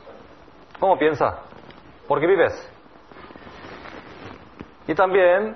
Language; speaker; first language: Spanish; non-native, learner; Korean